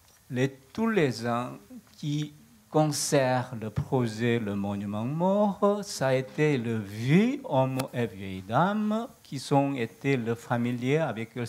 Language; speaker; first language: French; non-native, learner; Korean